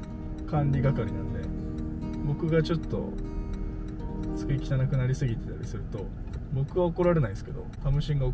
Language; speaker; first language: Japanese; native; Japanese